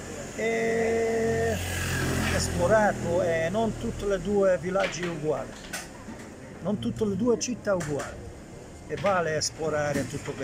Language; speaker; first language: Italian; non-native, learner; Hungarian